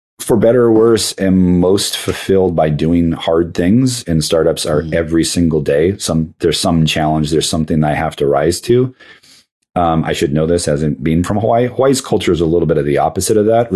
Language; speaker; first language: English; native; English